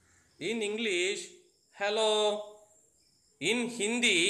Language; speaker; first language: English; non-native, local second language; Telugu